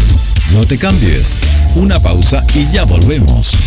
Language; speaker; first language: Spanish; native; Spanish